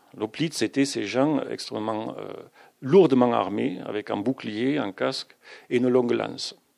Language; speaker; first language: French; non-native, fluent; German